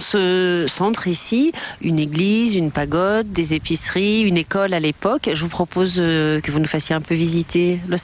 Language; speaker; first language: French; native; French